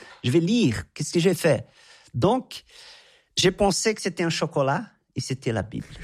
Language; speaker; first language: French; non-native, fluent; Portuguese